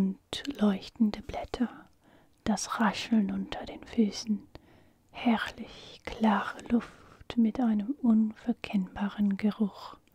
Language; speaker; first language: German; non-native, fluent; English